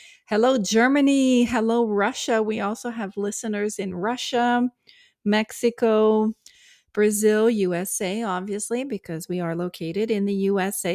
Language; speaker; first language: English; non-native, fluent; Portuguese